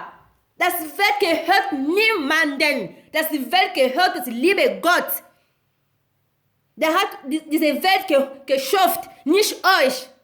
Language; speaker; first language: German; non-native, learner; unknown